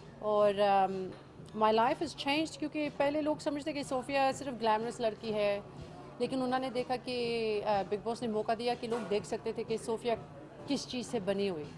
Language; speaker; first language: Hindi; early bilingual, heritage; English